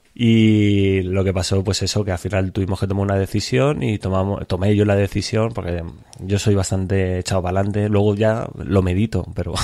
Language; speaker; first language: Spanish; native; Spanish